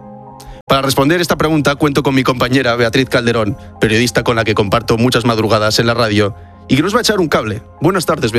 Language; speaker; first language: Spanish; native; Spanish